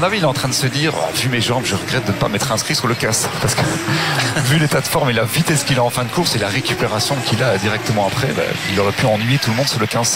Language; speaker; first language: French; native; French